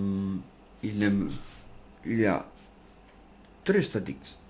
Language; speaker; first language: French; non-native, learner; Spanish